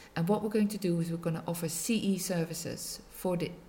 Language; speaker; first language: English; non-native, fluent; Dutch